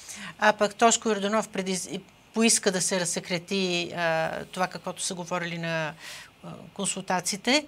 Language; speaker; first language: Bulgarian; native; Bulgarian